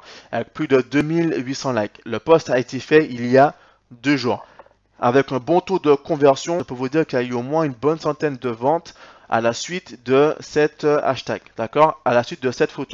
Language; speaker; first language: French; native; French